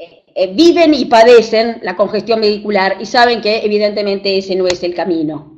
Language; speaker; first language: Spanish; native; Spanish